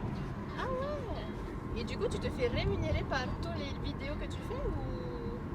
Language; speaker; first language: French; native; French